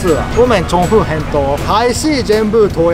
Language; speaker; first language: Chinese; non-native, fluent; Japanese